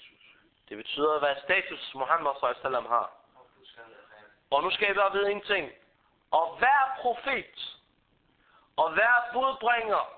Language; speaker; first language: Danish; early bilingual, other home language; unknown